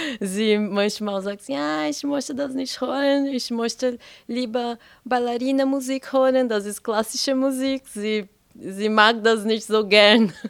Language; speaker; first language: German; non-native, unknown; Portuguese